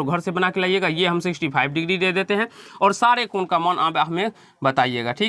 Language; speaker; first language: Hindi; native; Hindi